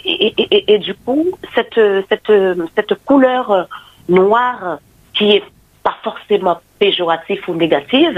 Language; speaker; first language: French; non-native, local second language; Haitian Creole